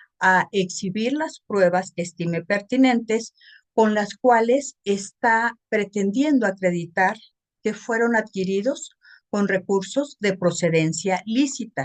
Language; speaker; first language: Spanish; native; Spanish